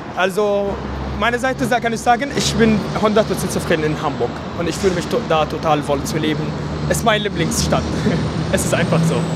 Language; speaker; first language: German; non-native, fluent; Arabic